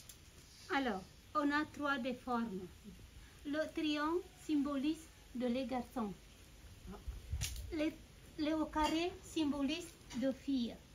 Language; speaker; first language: French; non-native, fluent; Balinese